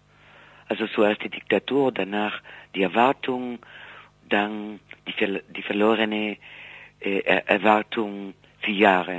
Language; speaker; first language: German; non-native, fluent; Spanish